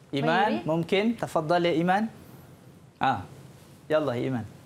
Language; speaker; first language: Arabic; non-native, fluent; Malay